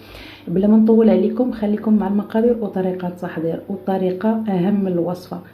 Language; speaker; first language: Arabic; native; Arabic